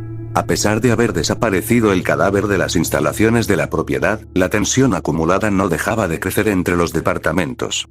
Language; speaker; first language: Spanish; native; Spanish